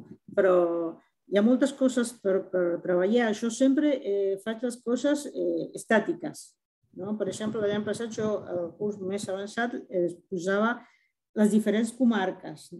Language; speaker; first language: Catalan; non-native, fluent; Spanish